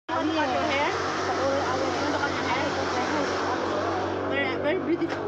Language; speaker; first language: English; non-native, learner; Filipino